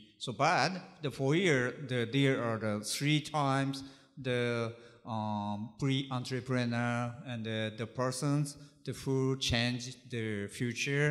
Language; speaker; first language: English; non-native, learner; Japanese